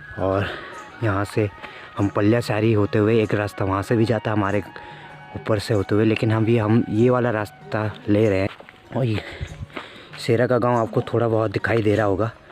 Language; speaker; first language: Hindi; non-native, local second language; Garhwali